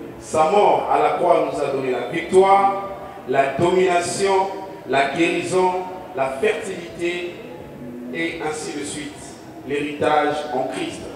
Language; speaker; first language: French; non-native, local second language; Lingala